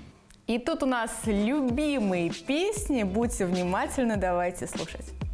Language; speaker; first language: Russian; native; Russian